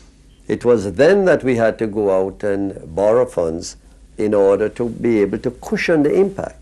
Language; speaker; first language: English; native; English